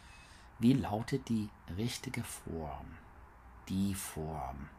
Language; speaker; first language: German; non-native, learner; English